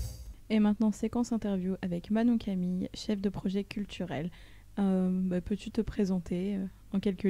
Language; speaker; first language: French; native; French